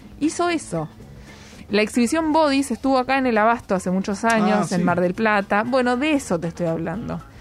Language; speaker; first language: Spanish; native; Spanish